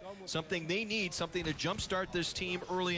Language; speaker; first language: English; native; English